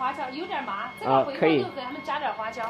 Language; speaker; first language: Chinese; native; Chinese